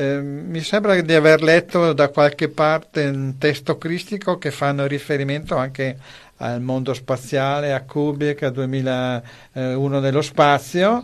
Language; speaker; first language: Italian; native; Italian